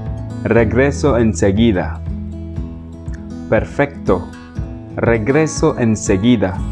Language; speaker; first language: Spanish; non-native, fluent; Wolof